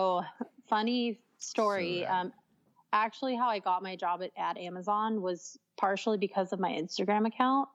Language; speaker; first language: English; native; English